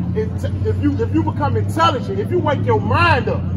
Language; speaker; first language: English; native; English